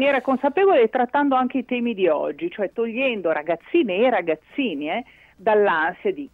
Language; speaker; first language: Italian; native; Italian